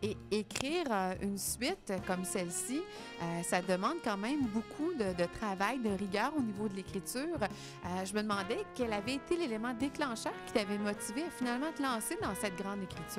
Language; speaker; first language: French; native; French